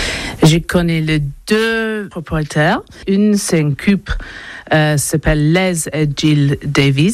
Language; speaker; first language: French; non-native, learner; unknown